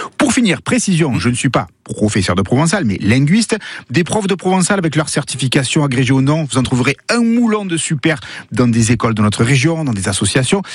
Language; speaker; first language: French; native; French